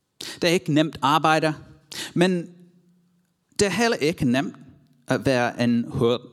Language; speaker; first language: Danish; non-native, learner; English